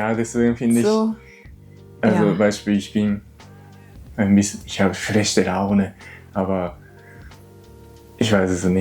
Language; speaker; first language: German; non-native, learner; Japanese